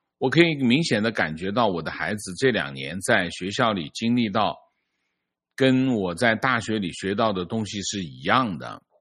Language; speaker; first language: Chinese; native; Chinese